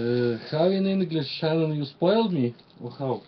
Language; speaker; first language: English; non-native, learner; Russian